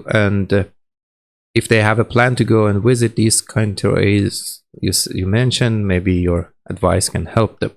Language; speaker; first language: English; non-native, learner; Persian